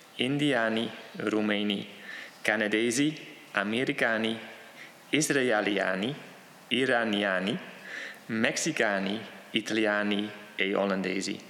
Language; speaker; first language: Italian; non-native, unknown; Dutch